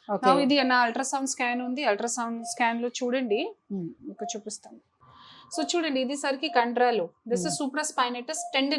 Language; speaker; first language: Telugu; non-native, fluent; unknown